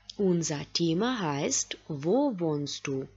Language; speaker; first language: German; non-native, fluent; Russian